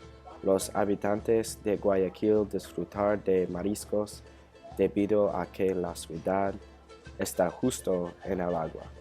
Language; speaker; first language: Spanish; non-native, learner; English